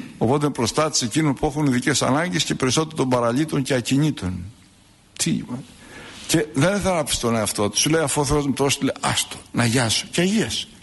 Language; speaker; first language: Greek; native; Greek